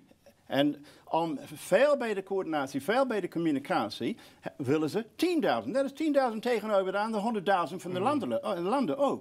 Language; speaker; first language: Dutch; non-native, fluent; English